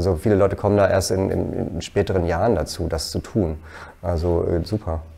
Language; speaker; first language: German; native; German